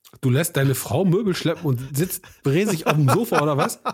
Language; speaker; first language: German; native; German